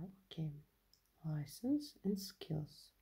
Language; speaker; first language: English; non-native, learner; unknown